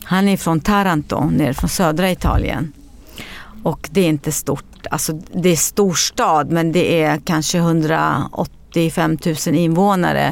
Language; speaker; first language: Swedish; early bilingual, other home language; Arabic